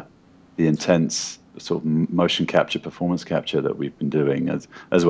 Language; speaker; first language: English; native; English